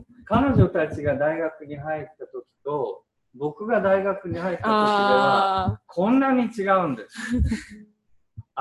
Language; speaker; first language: Japanese; native; Japanese